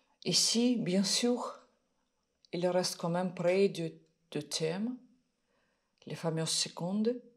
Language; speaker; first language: French; non-native, fluent; Russian